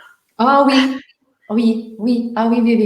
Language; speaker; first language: French; non-native, learner; Hungarian